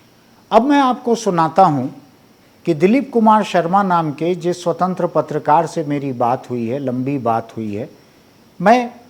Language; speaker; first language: Hindi; native; Hindi